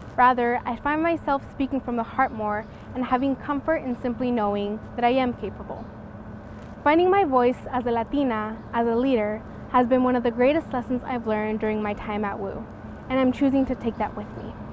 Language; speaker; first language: English; early bilingual, other home language; Spanish